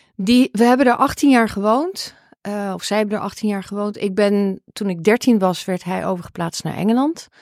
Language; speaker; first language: Dutch; early bilingual, heritage; Dutch